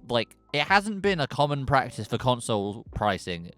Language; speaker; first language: English; native; English